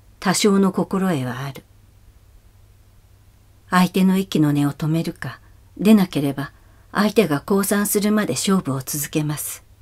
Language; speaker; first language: Japanese; native; Japanese